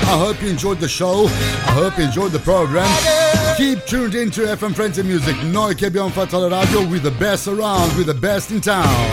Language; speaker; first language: English; non-native, fluent; Italian